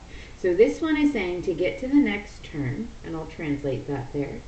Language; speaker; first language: English; native; English